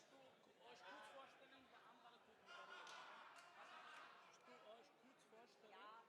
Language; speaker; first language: German; non-native, learner; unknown